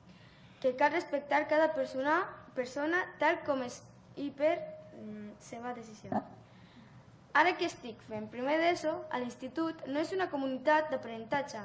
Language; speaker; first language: Catalan; early bilingual, other home language; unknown